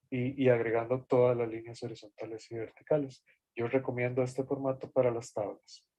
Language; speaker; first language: Spanish; native; Spanish